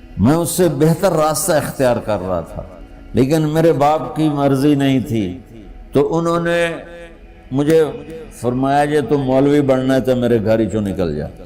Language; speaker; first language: Urdu; non-native, local second language; Punjabi